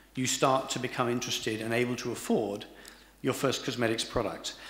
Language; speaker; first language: English; native; English